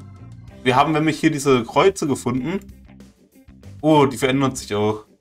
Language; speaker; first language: German; native; German